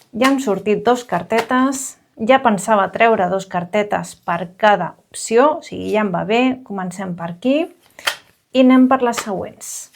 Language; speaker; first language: Catalan; non-native, local second language; Spanish